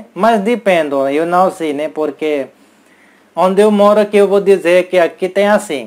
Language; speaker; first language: Portuguese; non-native, learner; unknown